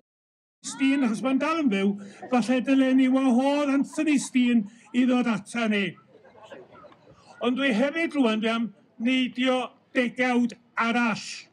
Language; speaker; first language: Welsh; native; Welsh